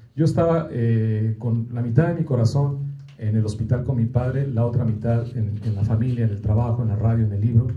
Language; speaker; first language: Spanish; native; Spanish